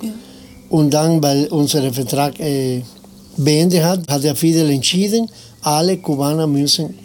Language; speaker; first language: German; non-native, fluent; Spanish